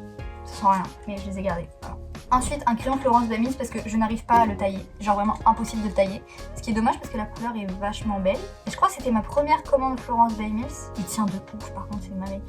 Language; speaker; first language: French; native; French